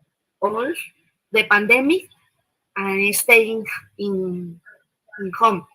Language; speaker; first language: English; non-native, learner; Spanish